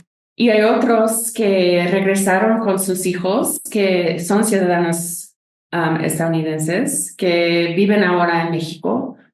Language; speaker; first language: Spanish; non-native, fluent; English